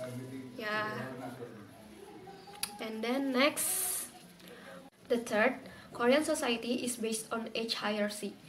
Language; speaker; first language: English; non-native, learner; Indonesian